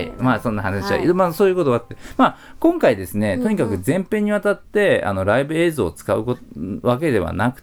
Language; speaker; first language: Japanese; native; Japanese